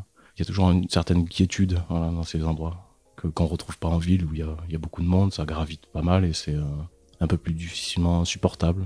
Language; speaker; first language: French; native; French